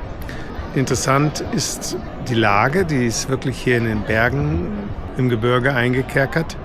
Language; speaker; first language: German; native; German